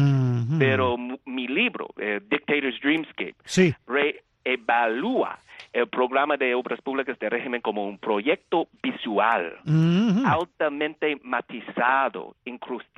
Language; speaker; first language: Spanish; non-native, fluent; English